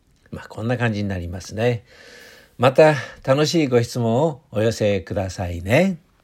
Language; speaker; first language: Japanese; native; Japanese